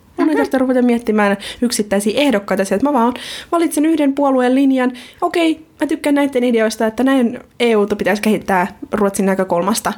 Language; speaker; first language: Finnish; native; Finnish